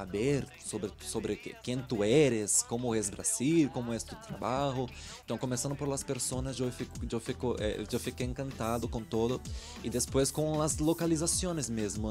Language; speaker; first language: Spanish; non-native, learner; Portuguese